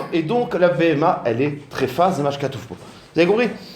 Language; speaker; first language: French; native; French